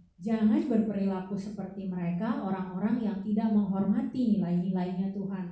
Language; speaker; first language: Indonesian; native; Indonesian